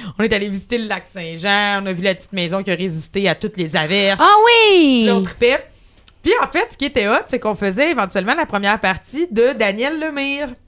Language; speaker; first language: French; native; French